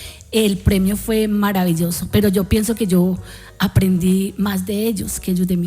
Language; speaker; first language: Spanish; native; Spanish